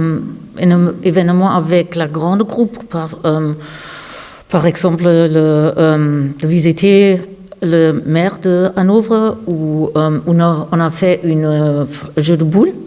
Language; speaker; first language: French; non-native, learner; German